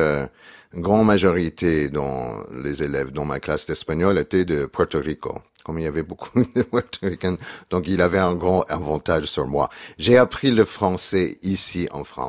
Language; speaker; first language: French; non-native, fluent; English